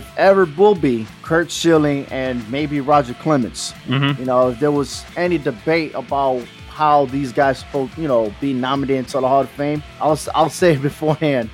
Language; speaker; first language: English; native; English